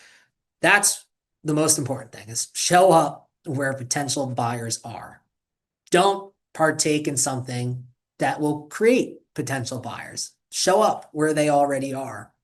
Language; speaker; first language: English; native; English